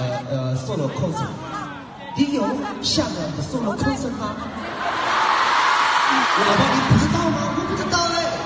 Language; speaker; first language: Chinese; non-native, learner; Korean